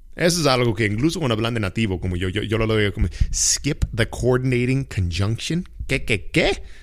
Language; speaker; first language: Spanish; non-native, fluent; English